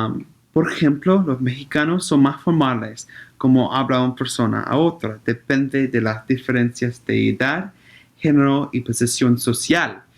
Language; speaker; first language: Spanish; non-native, learner; English